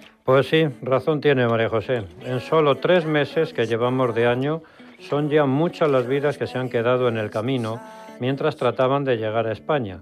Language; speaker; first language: Spanish; native; Spanish